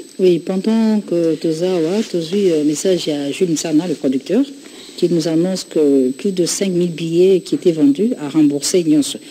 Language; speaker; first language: French; non-native, local second language; Lingala